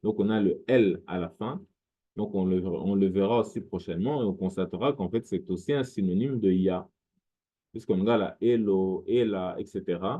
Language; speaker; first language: French; non-native, local second language; Lingala